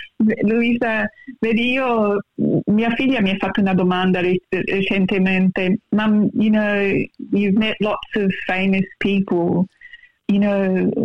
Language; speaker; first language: English; early bilingual, other home language; Italian